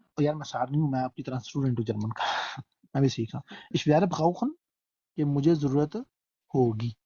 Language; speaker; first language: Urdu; non-native, local second language; Punjabi